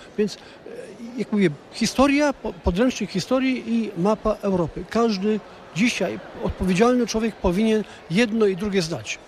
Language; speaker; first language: Polish; native; Polish